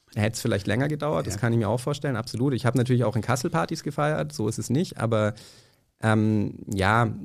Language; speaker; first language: German; native; German